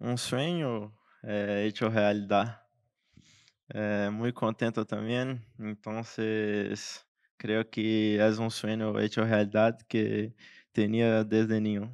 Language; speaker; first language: Spanish; non-native, learner; Portuguese